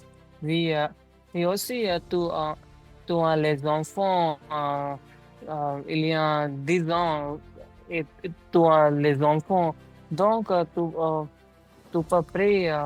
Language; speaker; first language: French; non-native, learner; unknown